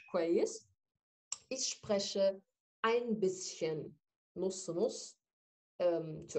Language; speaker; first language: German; non-native, fluent; Arabic